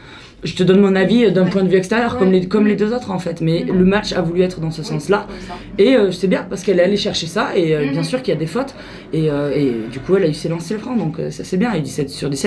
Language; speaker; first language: French; native; French